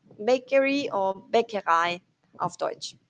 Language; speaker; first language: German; non-native, fluent; Spanish